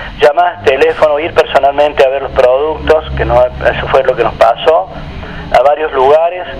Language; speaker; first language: Spanish; native; Spanish